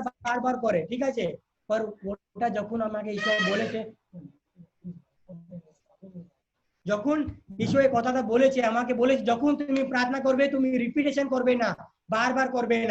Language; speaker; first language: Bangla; non-native, learner; Hindi